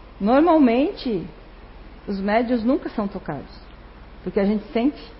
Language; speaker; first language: Portuguese; non-native, fluent; Spanish